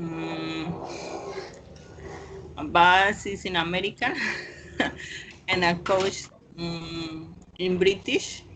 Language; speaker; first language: English; non-native, learner; Spanish